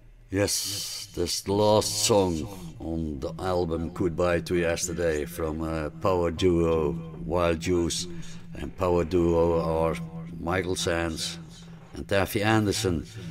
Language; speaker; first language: English; non-native, fluent; Dutch